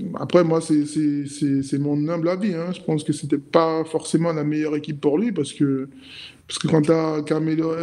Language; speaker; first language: French; native; French